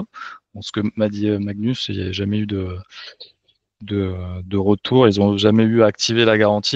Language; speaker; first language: French; native; French